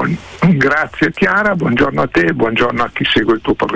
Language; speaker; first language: Italian; native; Italian